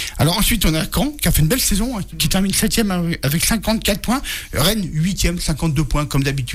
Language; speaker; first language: French; native; French